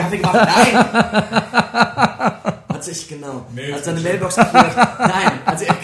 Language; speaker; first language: German; native; German